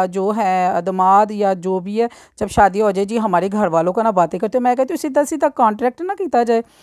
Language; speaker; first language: Urdu; non-native, local second language; Punjabi